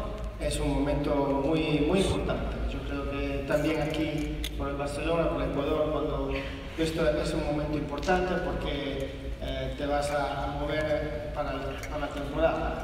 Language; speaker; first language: Spanish; non-native, learner; Italian